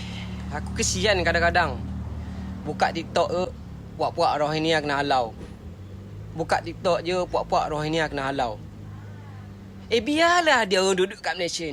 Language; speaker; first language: Malay; native; Malay